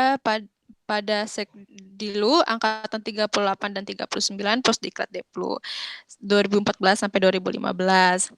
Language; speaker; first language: Indonesian; native; Indonesian